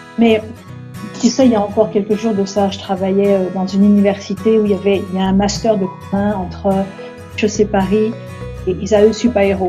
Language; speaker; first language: French; native; French